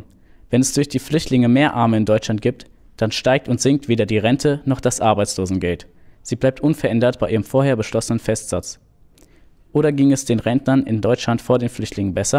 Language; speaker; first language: German; native; German